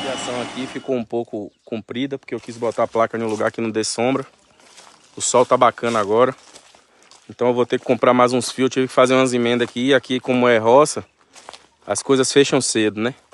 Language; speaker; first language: Portuguese; native; Portuguese